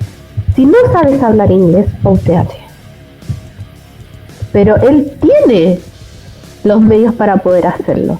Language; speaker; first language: Spanish; native; Spanish